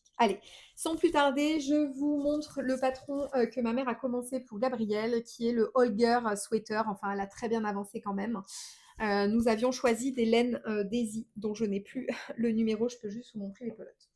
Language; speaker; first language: French; native; French